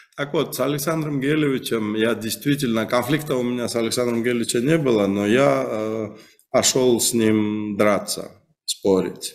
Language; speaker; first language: Russian; non-native, local second language; Georgian